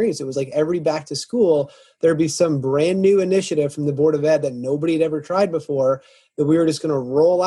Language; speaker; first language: English; native; English